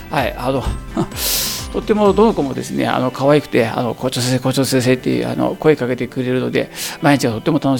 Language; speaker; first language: Japanese; native; Japanese